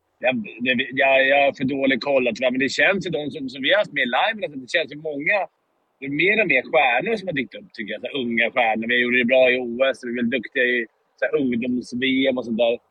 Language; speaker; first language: Swedish; native; Swedish